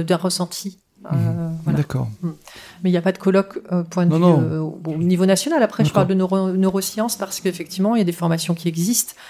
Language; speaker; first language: French; native; French